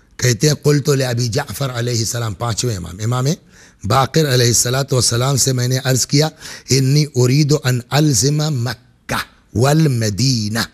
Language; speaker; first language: Hindi; native; Hindi